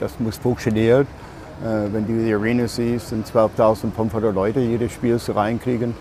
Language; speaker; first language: German; non-native, fluent; English